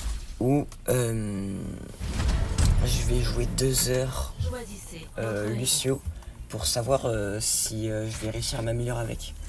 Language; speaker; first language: French; native; French